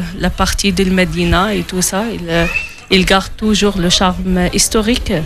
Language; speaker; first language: French; non-native, local second language; Arabic